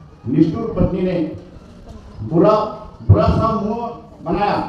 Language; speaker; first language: Hindi; non-native, local second language; Marathi